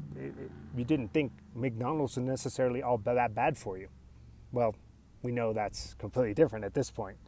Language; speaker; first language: English; early bilingual, other home language; Spanish